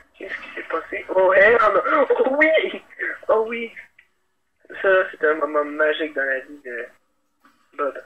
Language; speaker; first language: French; native; French